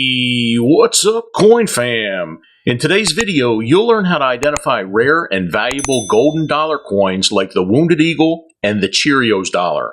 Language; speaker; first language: English; native; English